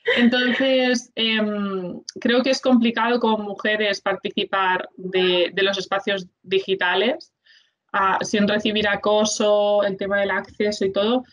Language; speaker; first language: Spanish; non-native, local second language; Catalan